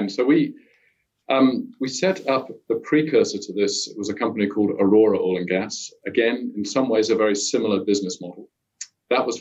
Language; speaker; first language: English; native; English